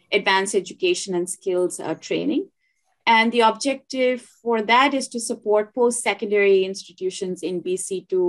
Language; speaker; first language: English; non-native, local second language; Hindi